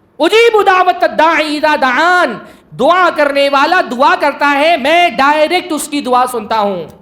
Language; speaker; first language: Urdu; native; Urdu